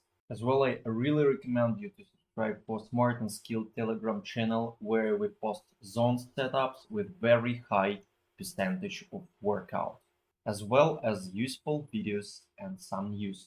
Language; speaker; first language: English; non-native, fluent; Russian